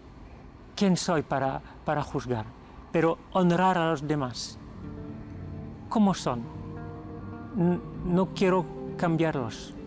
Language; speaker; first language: Spanish; non-native, fluent; French